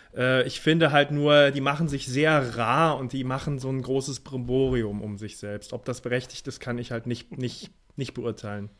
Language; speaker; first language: German; native; German